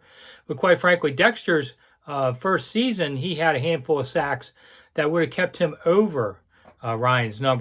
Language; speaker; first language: English; native; English